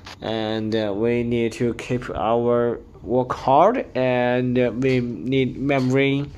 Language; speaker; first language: English; non-native, learner; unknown